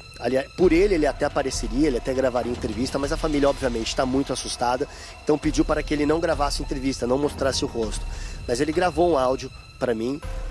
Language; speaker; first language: Portuguese; native; Portuguese